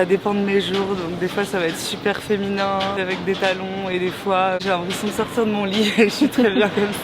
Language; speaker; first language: French; native; French